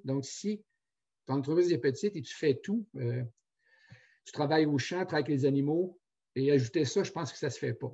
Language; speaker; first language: French; native; French